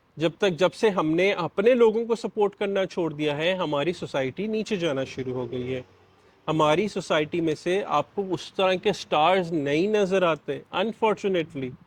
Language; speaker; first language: Urdu; native; Urdu